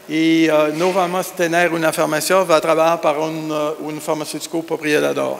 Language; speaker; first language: Spanish; non-native, learner; French